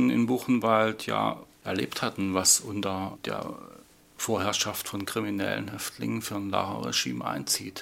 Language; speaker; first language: German; native; German